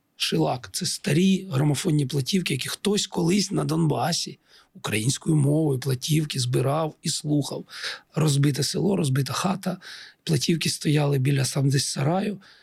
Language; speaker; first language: Ukrainian; non-native, local second language; Russian